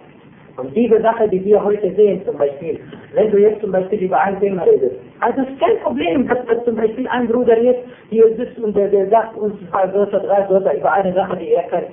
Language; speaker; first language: German; non-native, fluent; Arabic